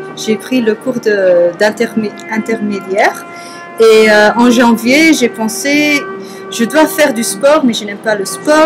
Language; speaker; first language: French; non-native, fluent; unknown